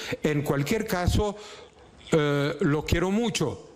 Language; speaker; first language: Spanish; non-native, fluent; Ukrainian